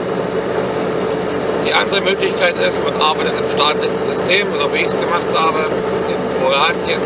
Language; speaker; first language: German; native; German